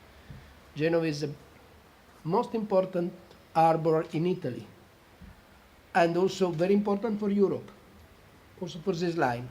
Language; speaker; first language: English; non-native, fluent; Italian